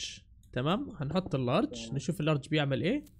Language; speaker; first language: Arabic; native; Arabic